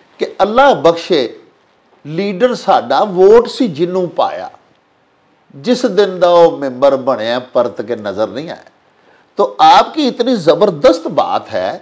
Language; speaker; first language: Urdu; non-native, local second language; Punjabi